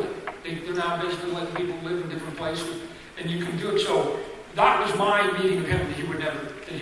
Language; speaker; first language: English; native; English